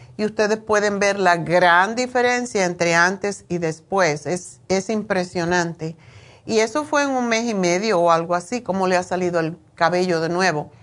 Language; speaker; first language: Spanish; native; Spanish